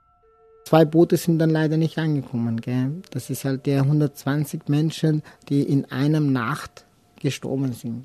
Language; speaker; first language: German; non-native, local second language; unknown